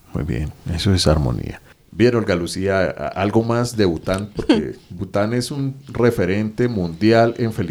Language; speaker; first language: Spanish; native; Spanish